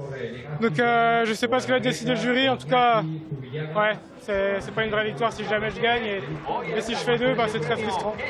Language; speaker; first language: French; native; French